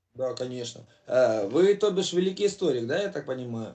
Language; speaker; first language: Russian; native; Russian